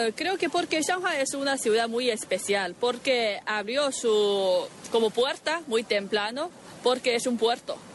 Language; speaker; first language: Spanish; non-native, learner; Chinese